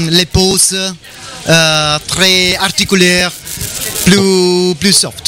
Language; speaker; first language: French; non-native, learner; Italian